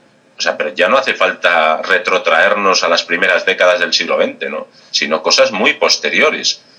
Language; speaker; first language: Spanish; native; Spanish